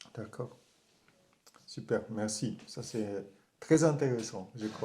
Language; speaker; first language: French; non-native, learner; German